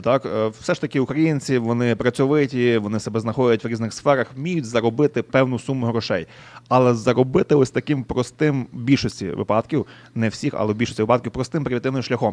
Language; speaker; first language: Ukrainian; native; Ukrainian